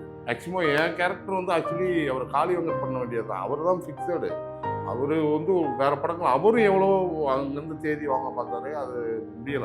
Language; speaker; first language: Tamil; native; Tamil